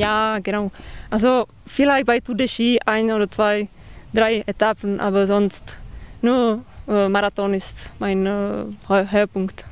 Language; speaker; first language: German; non-native, fluent; Czech